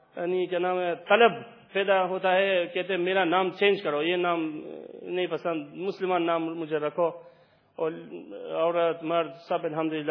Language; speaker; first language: Urdu; non-native, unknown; Albanian